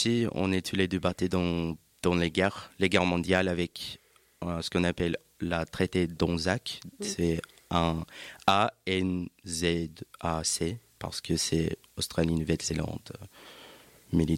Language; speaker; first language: French; non-native, learner; English